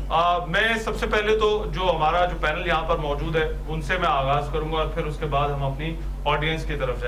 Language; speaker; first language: Urdu; native; Urdu